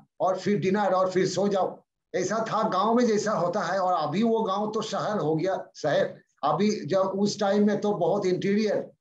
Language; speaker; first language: Hindi; non-native, local second language; Bangla